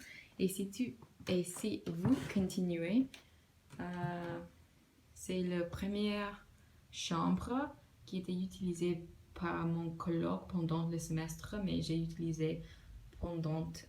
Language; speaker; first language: French; non-native, learner; English